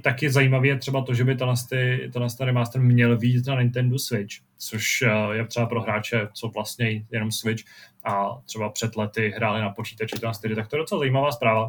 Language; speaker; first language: Czech; native; Czech